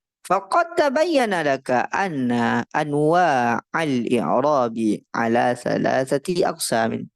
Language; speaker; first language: Arabic; non-native, fluent; Indonesian